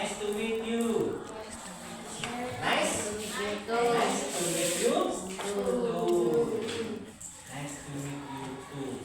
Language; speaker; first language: English; non-native, learner; Indonesian